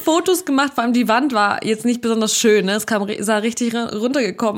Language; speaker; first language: German; early bilingual, other home language; Russian